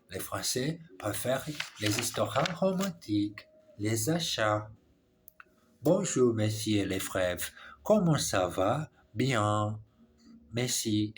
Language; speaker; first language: French; non-native, learner; English